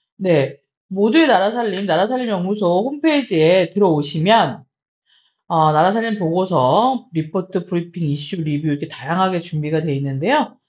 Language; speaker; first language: Korean; native; Korean